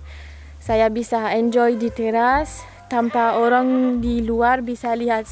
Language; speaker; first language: Indonesian; non-native, learner; French